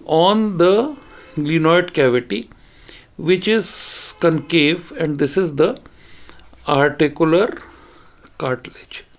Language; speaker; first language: English; non-native, local second language; Hindi